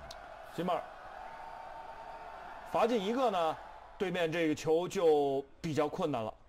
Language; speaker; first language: Chinese; native; Chinese